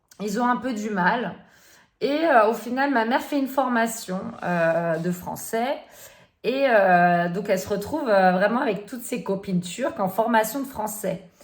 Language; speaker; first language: French; early bilingual, other home language; Turkish